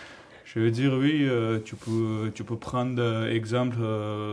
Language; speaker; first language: French; non-native, learner; Georgian